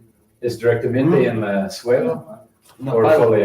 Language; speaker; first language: Spanish; non-native, learner; English